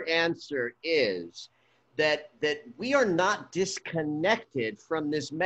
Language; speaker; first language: English; native; English